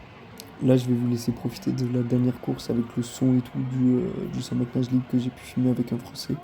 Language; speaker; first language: French; native; French